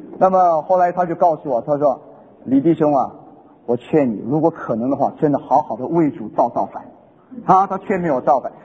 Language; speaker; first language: Chinese; non-native, local second language; Hakka Chinese